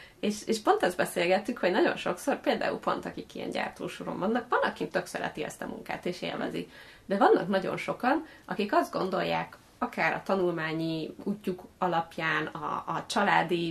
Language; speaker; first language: Hungarian; native; Hungarian